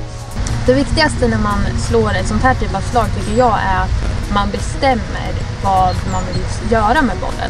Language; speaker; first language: Swedish; native; Swedish